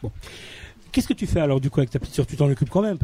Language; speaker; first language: French; native; French